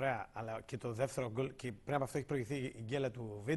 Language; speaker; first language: Greek; native; Greek